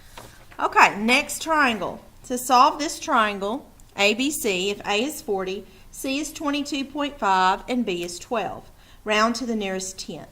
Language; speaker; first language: English; native; English